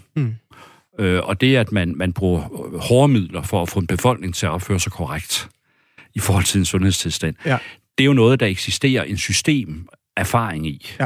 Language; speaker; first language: Danish; native; Danish